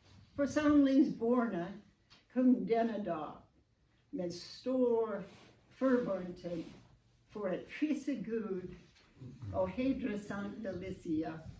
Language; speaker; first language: Swedish; non-native, learner; English